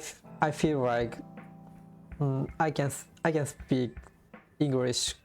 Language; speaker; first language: English; non-native, learner; Japanese